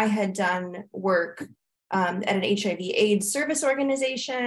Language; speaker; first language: English; native; English